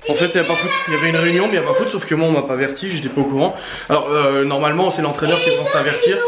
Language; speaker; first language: French; native; French